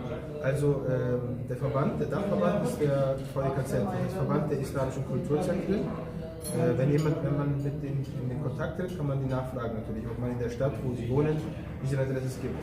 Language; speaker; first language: German; early bilingual, other home language; Turkish